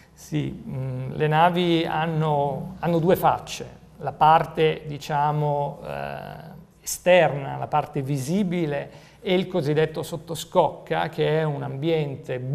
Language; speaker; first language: Italian; native; Italian